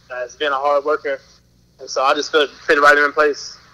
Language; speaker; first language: English; native; English